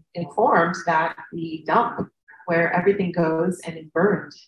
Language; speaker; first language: English; native; English